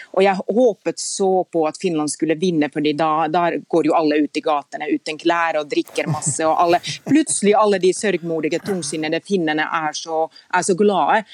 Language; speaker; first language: Norwegian; non-native, fluent; Finnish